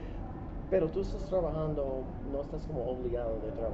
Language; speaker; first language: Spanish; non-native, fluent; English